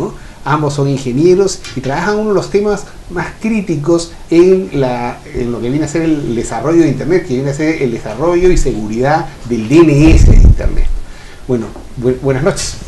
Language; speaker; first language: Spanish; native; Spanish